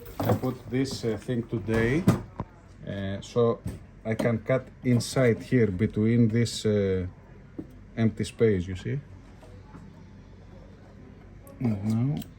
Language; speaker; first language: English; non-native, fluent; Greek